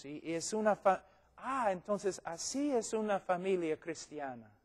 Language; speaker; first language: Spanish; non-native, fluent; English